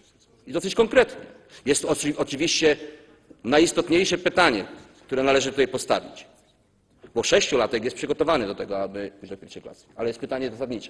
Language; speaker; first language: Polish; native; Polish